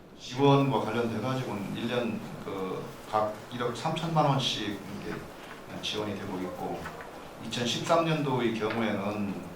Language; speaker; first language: Korean; native; Korean